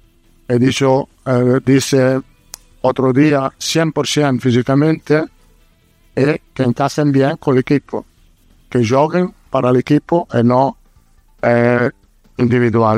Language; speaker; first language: Portuguese; non-native, learner; Italian